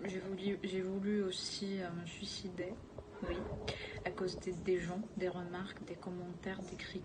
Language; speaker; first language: French; non-native, local second language; Arabic